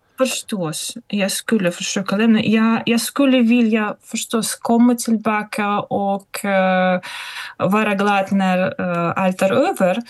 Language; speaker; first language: Swedish; non-native, fluent; Russian